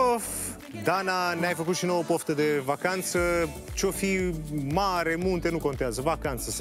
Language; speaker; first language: Romanian; native; Romanian